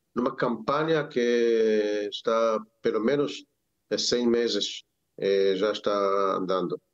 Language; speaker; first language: Portuguese; non-native, learner; Hebrew